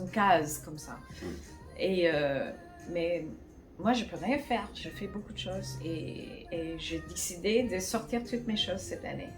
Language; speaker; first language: French; non-native, fluent; English